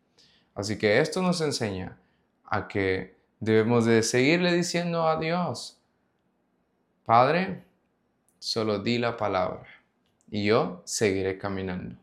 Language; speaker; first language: Spanish; native; Spanish